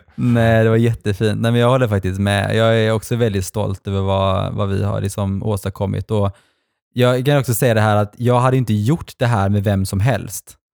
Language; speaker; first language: Swedish; native; Swedish